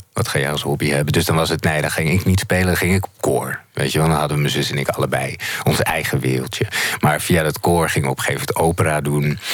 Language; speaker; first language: Dutch; native; Dutch